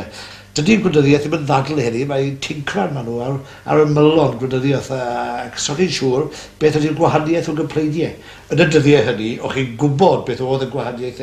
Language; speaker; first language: Welsh; native; Welsh